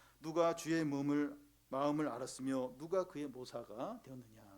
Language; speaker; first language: Korean; native; Korean